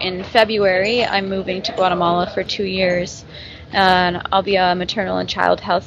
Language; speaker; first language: English; native; English